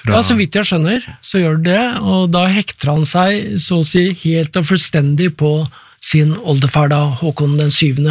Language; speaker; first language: Norwegian; native; Norwegian